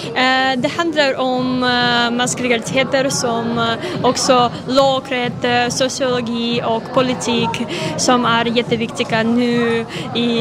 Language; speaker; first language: Swedish; non-native, fluent; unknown